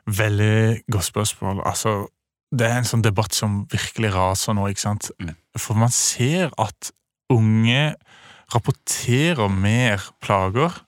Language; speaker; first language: Norwegian; native; Norwegian